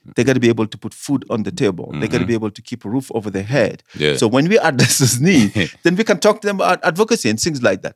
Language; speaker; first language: English; non-native, fluent; Wolof